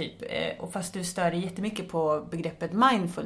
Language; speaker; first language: Swedish; native; Swedish